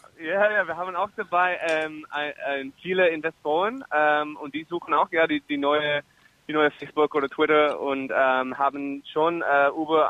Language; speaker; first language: German; non-native, fluent; English